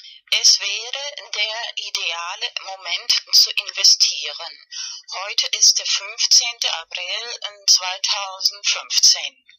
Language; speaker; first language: German; non-native, fluent; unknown